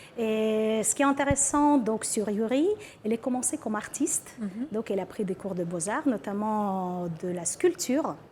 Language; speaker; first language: French; non-native, fluent; Ukrainian